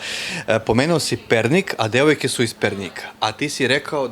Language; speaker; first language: Bosnian; native; Bosnian